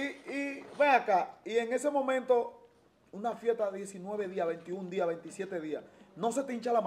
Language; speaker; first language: Spanish; native; Spanish